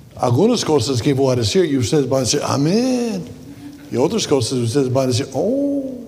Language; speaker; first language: Spanish; non-native, fluent; English